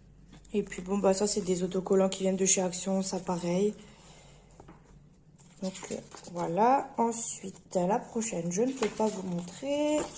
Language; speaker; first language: French; native; French